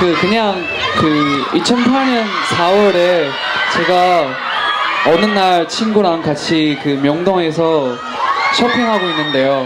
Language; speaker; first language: Korean; non-native, fluent; Chinese